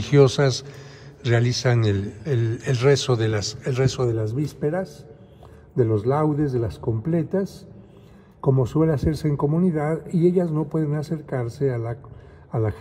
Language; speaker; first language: Spanish; native; Spanish